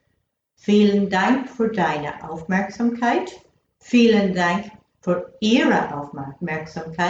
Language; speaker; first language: German; non-native, fluent; English